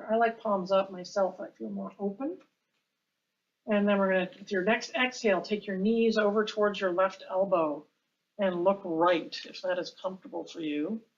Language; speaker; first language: English; native; English